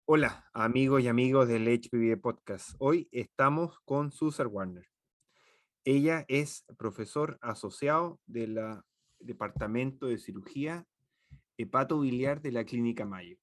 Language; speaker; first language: Spanish; native; Spanish